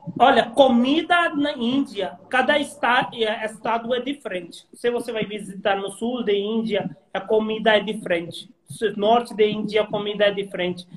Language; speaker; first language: Portuguese; non-native, learner; Hindi